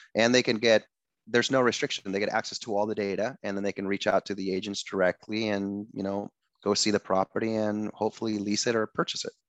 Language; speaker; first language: English; non-native, fluent; Spanish